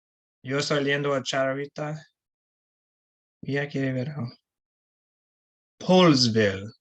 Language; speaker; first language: Spanish; non-native, learner; English